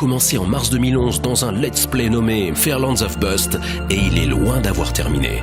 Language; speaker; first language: French; native; French